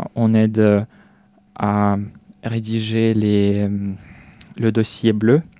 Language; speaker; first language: French; non-native, fluent; Russian